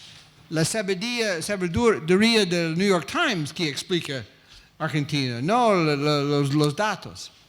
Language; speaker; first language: Spanish; non-native, fluent; English